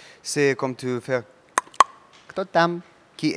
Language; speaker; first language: French; non-native, learner; Russian